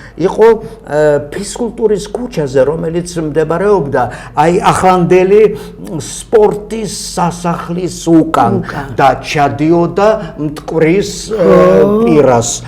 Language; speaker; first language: Georgian; non-native, local second language; Russian